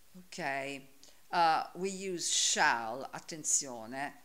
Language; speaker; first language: English; non-native, fluent; Italian